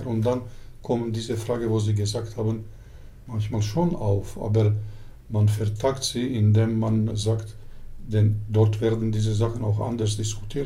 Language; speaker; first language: German; early bilingual, other home language; Turkish